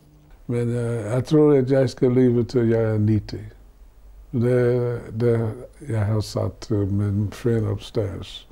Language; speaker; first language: Norwegian; non-native, fluent; English